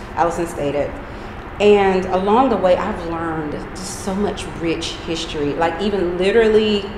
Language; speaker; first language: English; native; English